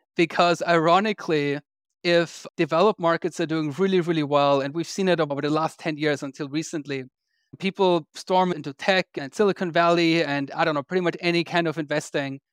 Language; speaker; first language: English; non-native, fluent; German